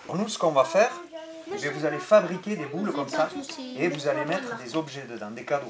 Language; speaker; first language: French; native; French